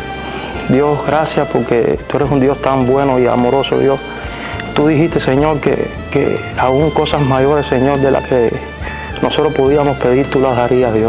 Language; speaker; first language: Spanish; native; Spanish